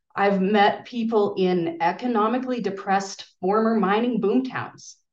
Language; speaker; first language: English; native; English